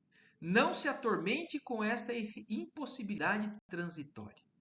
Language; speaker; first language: Portuguese; native; Portuguese